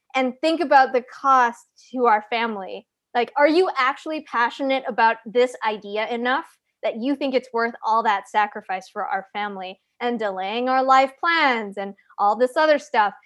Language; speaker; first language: English; native; English